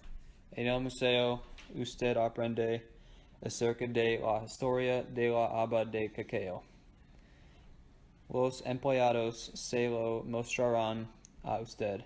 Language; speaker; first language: Spanish; non-native, learner; English